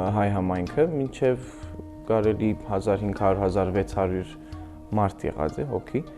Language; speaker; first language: Armenian; early bilingual, heritage; Armenian